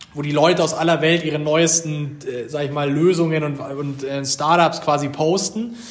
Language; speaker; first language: German; native; German